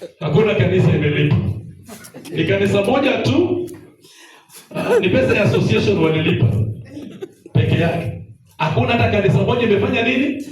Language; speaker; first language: Swahili; native; Swahili